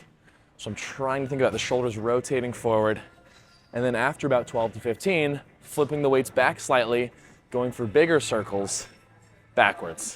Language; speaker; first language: English; native; English